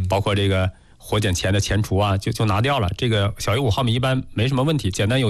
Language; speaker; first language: Chinese; native; Chinese